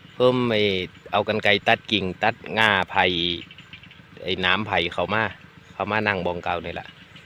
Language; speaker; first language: Thai; native; Thai